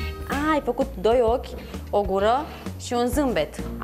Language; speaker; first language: Romanian; native; Romanian